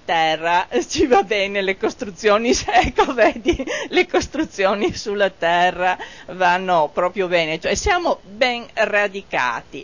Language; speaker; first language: Italian; native; Italian